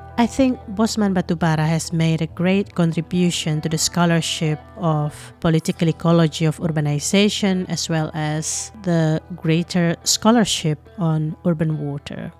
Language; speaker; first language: English; non-native, fluent; Indonesian